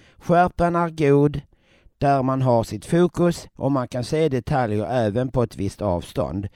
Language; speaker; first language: Swedish; native; Swedish